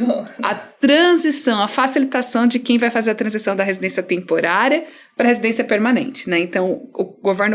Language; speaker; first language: Portuguese; native; Portuguese